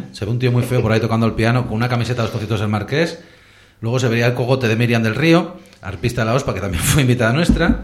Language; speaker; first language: Spanish; native; Spanish